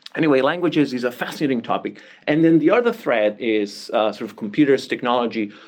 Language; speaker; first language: English; non-native, fluent; Catalan